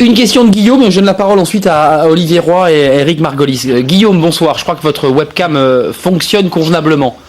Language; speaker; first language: French; native; French